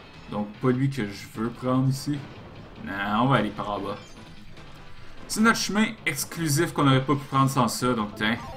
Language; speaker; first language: French; native; French